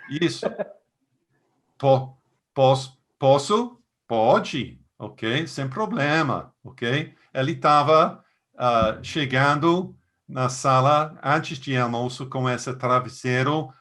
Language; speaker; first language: Portuguese; non-native, fluent; English